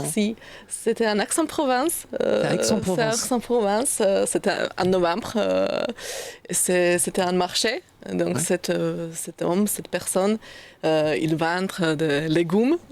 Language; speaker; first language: French; non-native, learner; Slovak